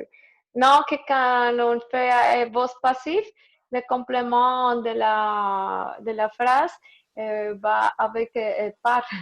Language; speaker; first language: French; non-native, learner; Spanish